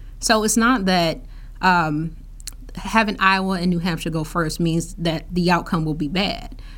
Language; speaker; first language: English; native; English